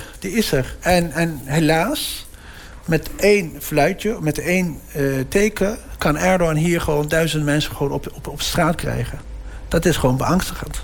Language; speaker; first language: Dutch; early bilingual, other home language; Turkish